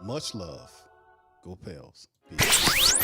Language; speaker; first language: English; native; English